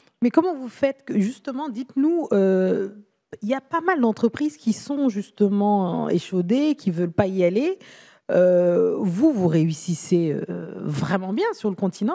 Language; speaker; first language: French; native; French